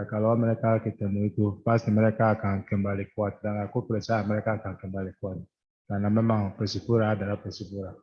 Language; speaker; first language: Indonesian; non-native, fluent; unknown